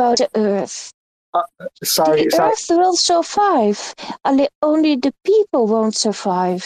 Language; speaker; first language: English; non-native, learner; Dutch